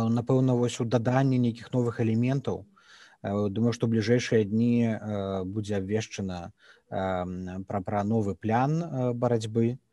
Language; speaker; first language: Belarusian; native; Belarusian